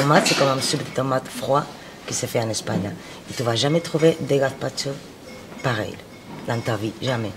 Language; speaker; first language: French; non-native, fluent; Spanish